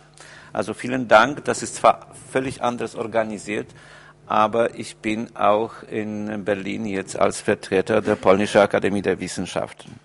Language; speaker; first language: German; non-native, fluent; Polish